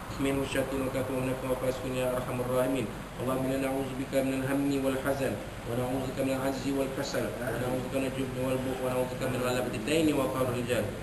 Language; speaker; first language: Arabic; non-native, fluent; Malay